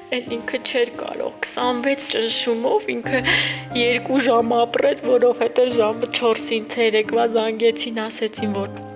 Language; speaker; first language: Armenian; native; Armenian